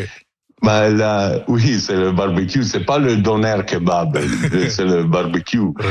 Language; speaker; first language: French; non-native, learner; Italian